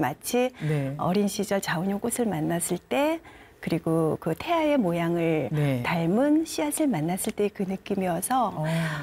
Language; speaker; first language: Korean; native; Korean